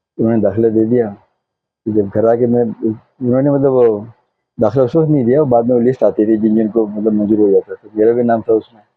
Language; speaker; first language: Urdu; non-native, local second language; Konkani